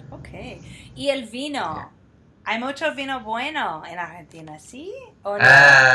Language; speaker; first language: Spanish; non-native, fluent; English